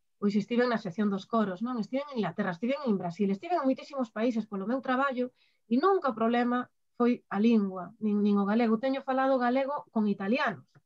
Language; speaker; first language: Galician; non-native, local second language; Spanish